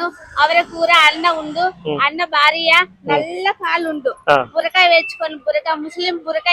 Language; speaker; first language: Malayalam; non-native, learner; Telugu